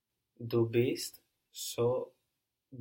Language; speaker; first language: German; non-native, learner; English